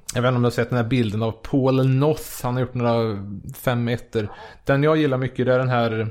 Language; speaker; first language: Swedish; native; Swedish